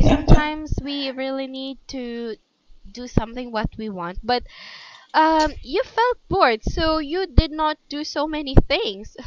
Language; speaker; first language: English; non-native, local second language; Filipino